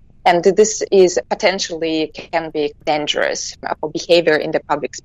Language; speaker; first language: English; non-native, fluent; Kyrgyz